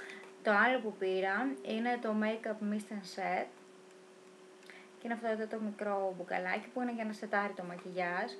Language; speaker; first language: Greek; native; Greek